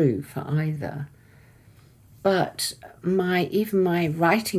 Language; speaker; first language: English; early bilingual, other home language; Persian